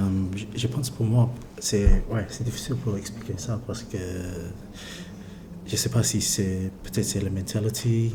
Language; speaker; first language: French; non-native, learner; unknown